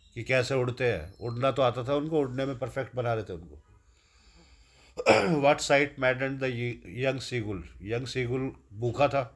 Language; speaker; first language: Hindi; native; Hindi